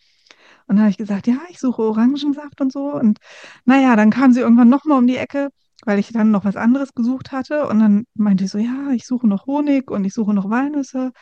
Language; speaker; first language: German; native; German